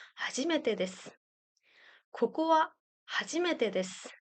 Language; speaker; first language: Japanese; non-native, fluent; Korean